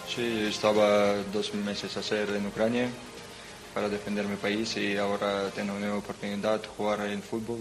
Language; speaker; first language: Spanish; non-native, learner; Ukrainian